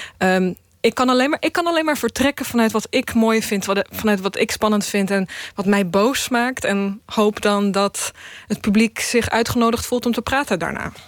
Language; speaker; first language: Dutch; early bilingual, other home language; Bosnian